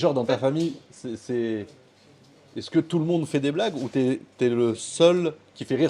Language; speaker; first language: French; native; French